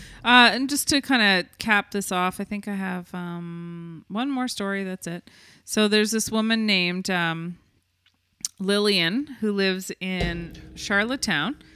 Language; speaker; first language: English; native; English